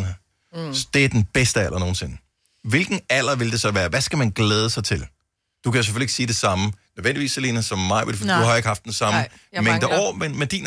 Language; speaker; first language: Danish; native; Danish